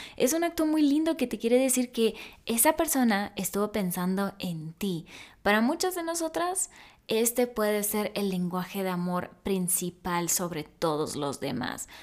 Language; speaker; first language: Spanish; early bilingual, other home language; Russian